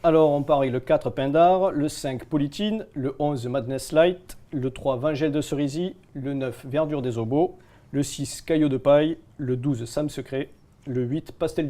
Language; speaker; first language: French; native; French